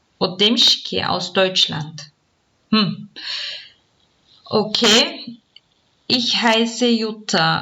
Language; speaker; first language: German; non-native, fluent; Turkish